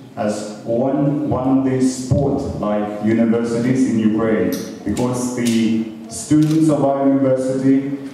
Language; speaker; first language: English; non-native, fluent; Russian